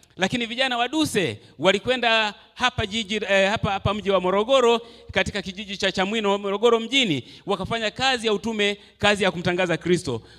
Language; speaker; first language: Swahili; native; Swahili